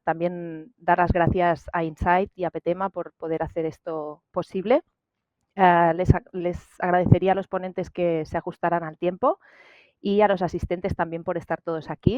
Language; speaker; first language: Spanish; native; Spanish